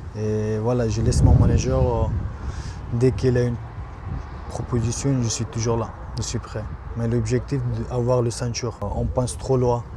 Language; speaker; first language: French; non-native, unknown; Persian